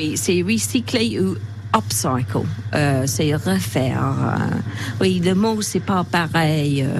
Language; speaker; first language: French; non-native, learner; English